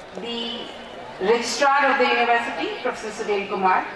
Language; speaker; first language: English; non-native, local second language; Hindi